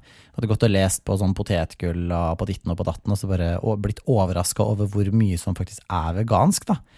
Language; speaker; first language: Norwegian; native; Norwegian